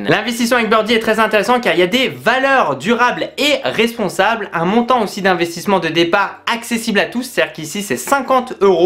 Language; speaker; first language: French; native; French